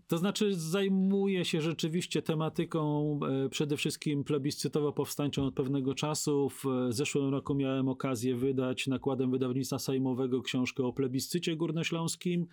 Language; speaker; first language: Polish; native; Polish